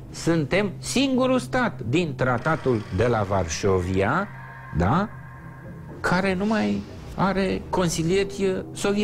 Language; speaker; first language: Romanian; native; Romanian